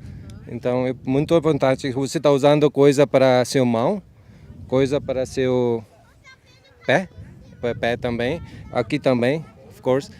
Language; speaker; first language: Portuguese; non-native, learner; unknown